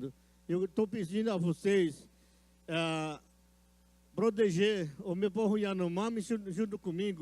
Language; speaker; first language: Portuguese; non-native, local second language; Yanomámi